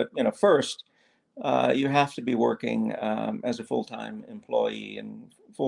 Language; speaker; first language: English; native; English